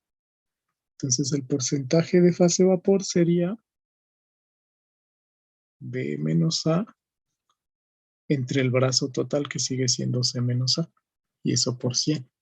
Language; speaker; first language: Spanish; native; Spanish